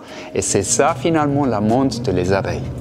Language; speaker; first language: French; non-native, fluent; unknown